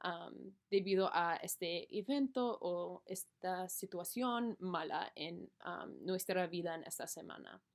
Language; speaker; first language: Spanish; non-native, learner; English